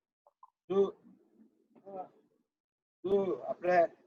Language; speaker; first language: French; non-native, fluent; Portuguese